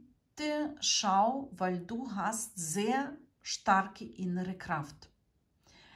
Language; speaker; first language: German; non-native, fluent; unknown